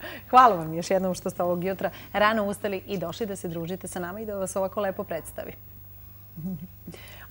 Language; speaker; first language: Serbian; native; Serbian